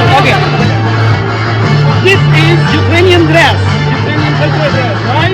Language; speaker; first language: English; non-native, learner; Urdu